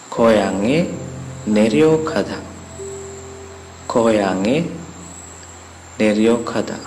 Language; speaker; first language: Korean; non-native, fluent; Sinhala